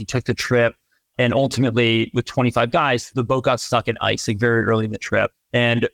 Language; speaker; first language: English; native; English